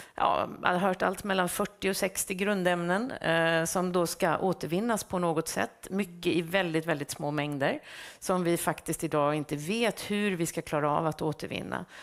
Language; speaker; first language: Swedish; native; Swedish